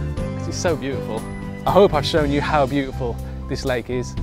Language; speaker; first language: English; native; English